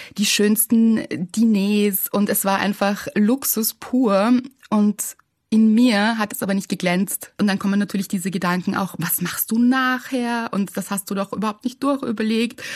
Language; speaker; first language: German; native; German